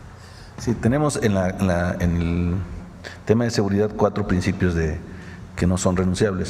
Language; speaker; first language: Spanish; native; Spanish